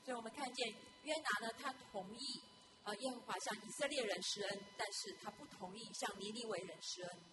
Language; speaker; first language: Chinese; native; Chinese